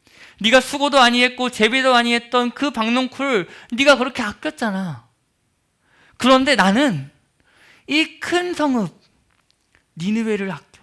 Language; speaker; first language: Korean; native; Korean